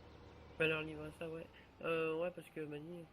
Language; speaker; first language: French; native; French